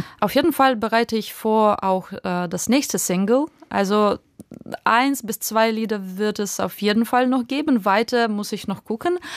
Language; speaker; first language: German; non-native, fluent; Ukrainian